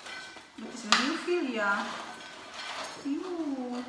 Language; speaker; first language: Dutch; non-native, learner; Filipino